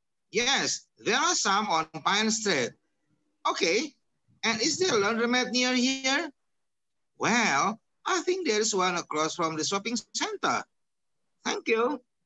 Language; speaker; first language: English; non-native, fluent; Indonesian